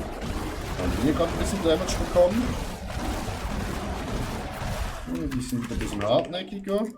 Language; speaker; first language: German; native; German